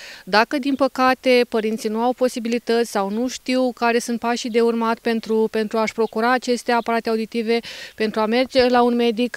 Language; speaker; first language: Romanian; native; Romanian